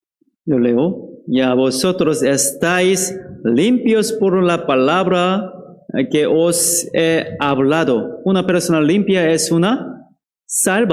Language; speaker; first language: Spanish; non-native, fluent; Korean